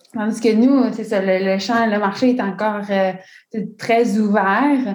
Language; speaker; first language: French; native; French